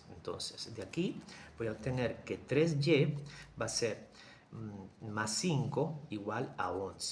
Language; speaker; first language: Spanish; native; Spanish